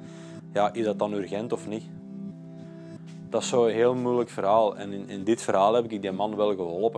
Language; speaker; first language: Dutch; native; Dutch